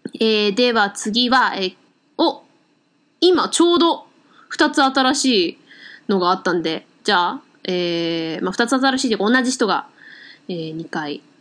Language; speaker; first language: Japanese; native; Japanese